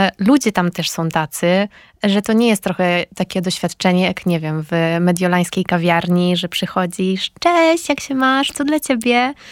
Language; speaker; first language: Polish; native; Polish